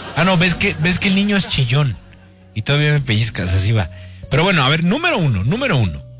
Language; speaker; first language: Spanish; native; Spanish